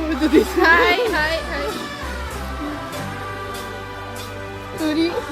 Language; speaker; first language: Japanese; non-native, learner; English